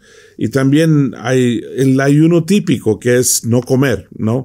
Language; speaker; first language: Spanish; non-native, fluent; English